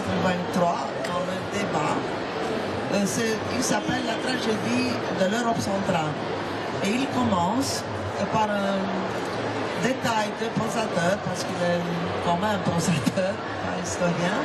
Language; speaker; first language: French; non-native, fluent; Romanian